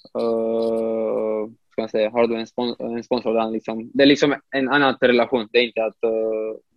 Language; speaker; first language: Swedish; non-native, fluent; Romanian